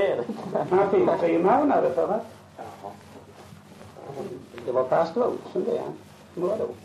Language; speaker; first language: Swedish; native; Swedish